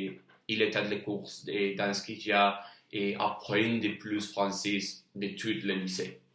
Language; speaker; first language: French; non-native, learner; Spanish